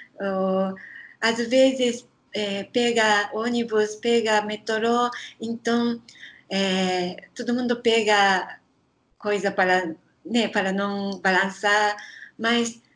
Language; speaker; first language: Portuguese; non-native, learner; Japanese